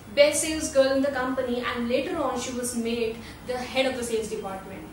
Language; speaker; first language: English; non-native, local second language; Hindi